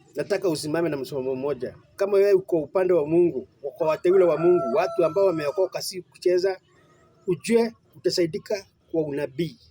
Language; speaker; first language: Swahili; non-native, local second language; Kikuyu